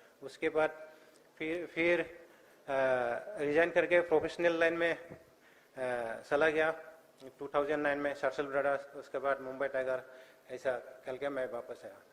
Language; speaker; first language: Hindi; non-native, local second language; Bodo